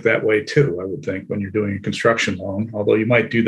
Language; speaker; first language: English; native; English